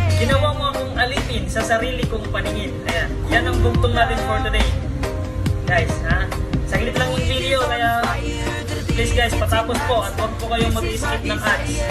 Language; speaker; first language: Filipino; non-native, local second language; Waray